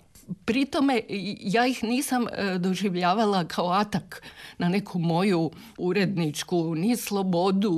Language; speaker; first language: Serbian; native; Serbian